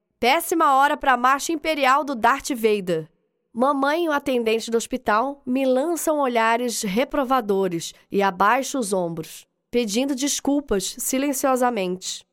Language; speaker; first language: Portuguese; native; Portuguese